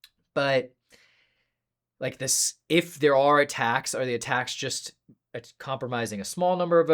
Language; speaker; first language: English; native; English